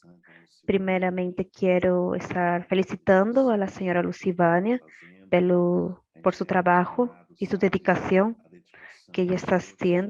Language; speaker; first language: Spanish; non-native, learner; Portuguese